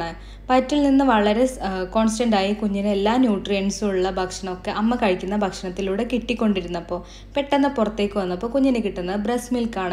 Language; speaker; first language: Malayalam; native; Malayalam